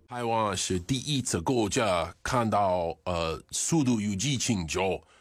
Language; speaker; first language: Chinese; non-native, learner; English